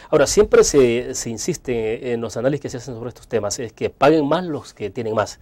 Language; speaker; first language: Spanish; native; Spanish